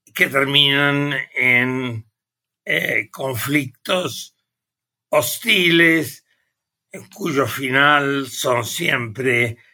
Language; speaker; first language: Spanish; native; Spanish